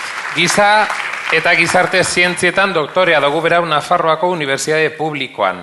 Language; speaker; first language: Basque; native; Basque